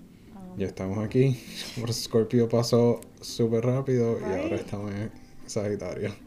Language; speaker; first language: Spanish; native; Spanish